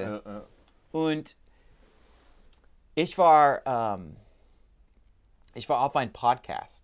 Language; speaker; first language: German; non-native, learner; English